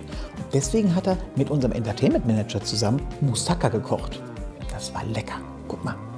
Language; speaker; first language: German; native; German